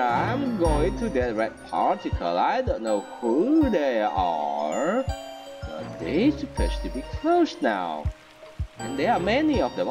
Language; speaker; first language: English; non-native, fluent; Indonesian